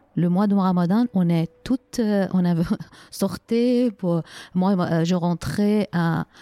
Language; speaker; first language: French; non-native, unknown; Arabic